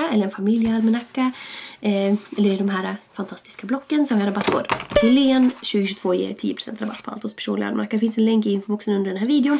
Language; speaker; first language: Swedish; native; Swedish